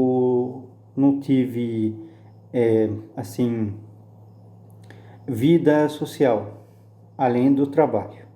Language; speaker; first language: Portuguese; non-native, fluent; Arabic